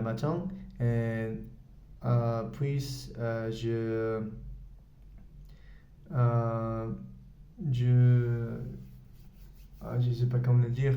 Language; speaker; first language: French; non-native, learner; Spanish